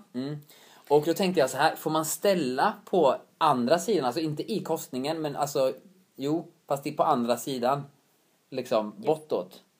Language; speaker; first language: Swedish; native; Swedish